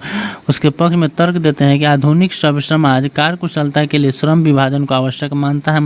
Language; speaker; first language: Hindi; native; Hindi